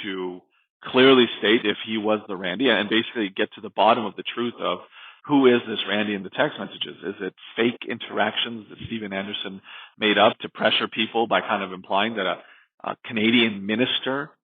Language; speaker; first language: English; native; English